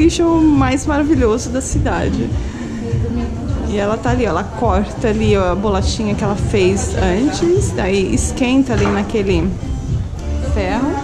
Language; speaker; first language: Portuguese; native; Portuguese